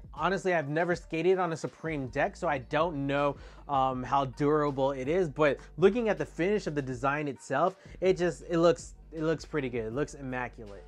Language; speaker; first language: English; native; English